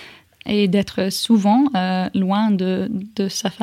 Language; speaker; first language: French; non-native, fluent; English